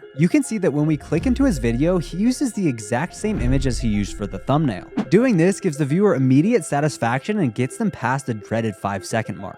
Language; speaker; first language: English; native; English